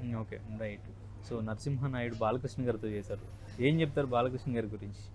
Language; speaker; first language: Telugu; native; Telugu